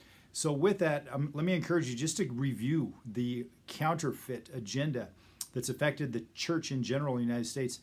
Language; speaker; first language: English; native; English